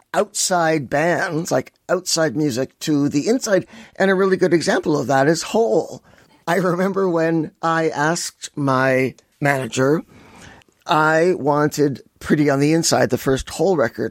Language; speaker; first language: English; native; English